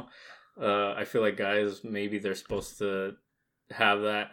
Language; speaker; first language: English; early bilingual, other home language; Spanish